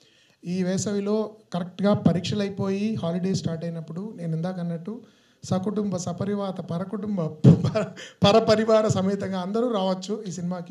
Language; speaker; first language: Telugu; native; Telugu